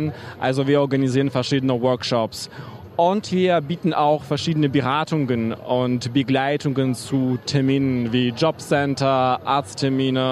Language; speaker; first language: German; non-native, fluent; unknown